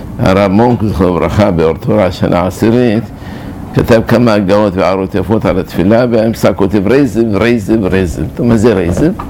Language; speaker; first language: Hebrew; early bilingual, other home language; Arabic